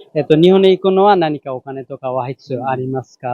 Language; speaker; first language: Japanese; non-native, learner; Bangla